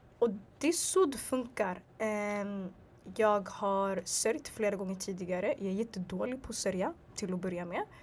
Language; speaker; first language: Swedish; early bilingual, other home language; Arabic